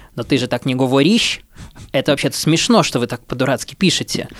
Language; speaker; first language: Russian; native; Russian